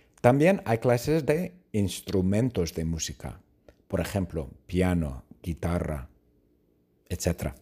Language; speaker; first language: Spanish; non-native, fluent; English